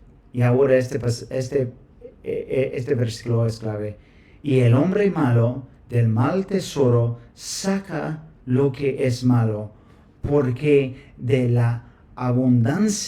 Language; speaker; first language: Spanish; non-native, fluent; English